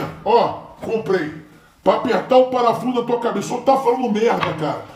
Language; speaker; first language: Portuguese; native; Portuguese